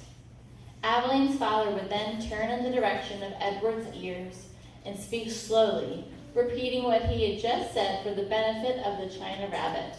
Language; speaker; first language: English; native; English